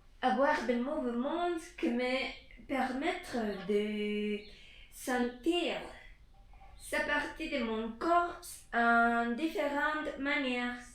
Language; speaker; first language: French; non-native, learner; Spanish